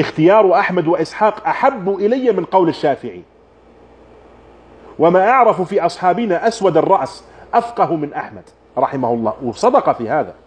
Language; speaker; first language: Arabic; non-native, fluent; German